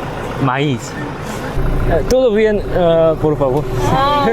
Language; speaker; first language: Spanish; non-native, learner; Korean